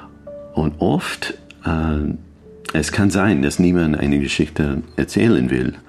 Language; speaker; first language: German; non-native, learner; English